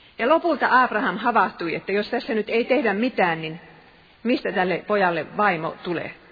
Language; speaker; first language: Finnish; native; Finnish